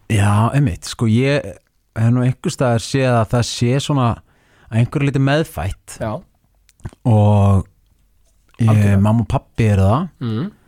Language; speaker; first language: Icelandic; native; Icelandic